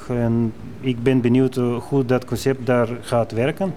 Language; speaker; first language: Dutch; non-native, fluent; Bulgarian